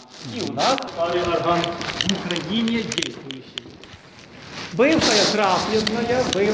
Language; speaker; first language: Russian; native; Russian